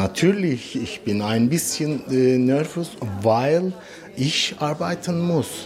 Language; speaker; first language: German; non-native, learner; Turkish